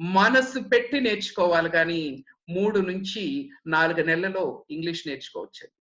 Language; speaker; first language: Telugu; native; Telugu